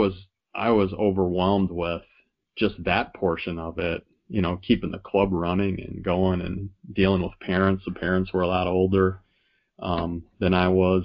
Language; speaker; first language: English; native; English